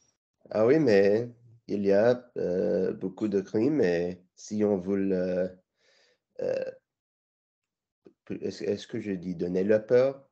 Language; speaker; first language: French; non-native, learner; English